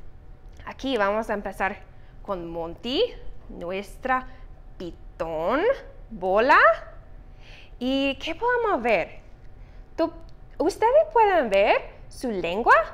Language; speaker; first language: Spanish; non-native, fluent; English